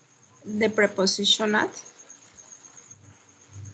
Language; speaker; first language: English; non-native, learner; Spanish